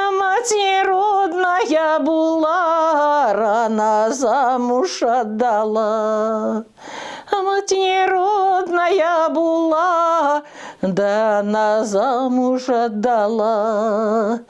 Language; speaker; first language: Ukrainian; native; Ukrainian